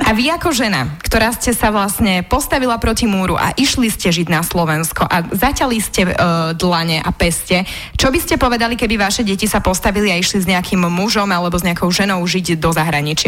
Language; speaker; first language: Slovak; native; Slovak